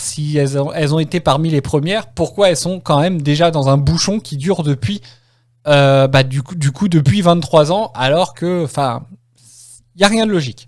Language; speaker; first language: French; native; French